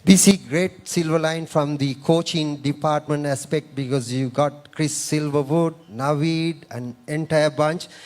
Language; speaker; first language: English; non-native, local second language; Sinhala